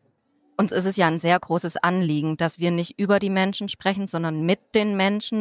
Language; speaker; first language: German; native; German